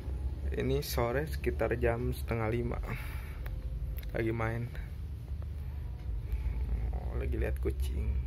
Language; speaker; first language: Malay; non-native, local second language; Sundanese